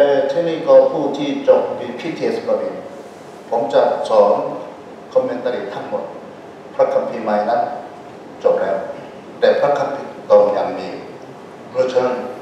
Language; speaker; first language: Thai; non-native, fluent; Korean